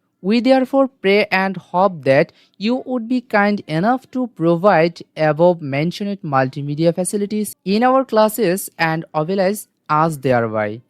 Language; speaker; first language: English; non-native, local second language; Bangla